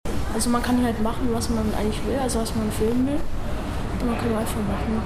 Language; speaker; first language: German; native; German